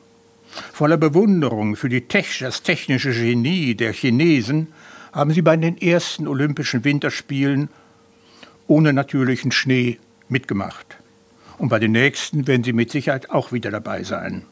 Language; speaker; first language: German; native; German